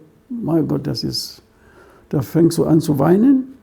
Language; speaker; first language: German; non-native, fluent; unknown